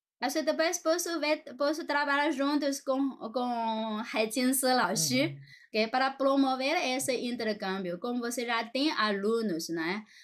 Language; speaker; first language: Portuguese; non-native, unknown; Chinese